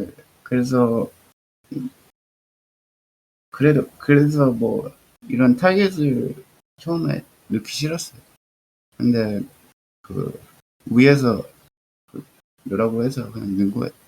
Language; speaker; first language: Korean; early bilingual, heritage; Korean